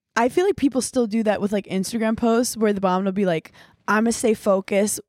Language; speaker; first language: English; native; English